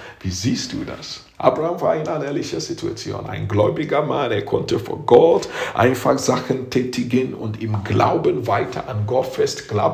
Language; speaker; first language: German; non-native, fluent; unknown